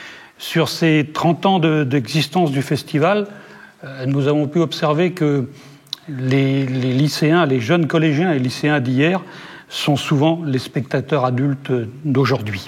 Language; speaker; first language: French; native; French